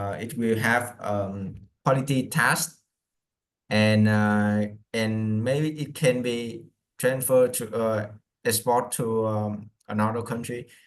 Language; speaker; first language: English; non-native, learner; Vietnamese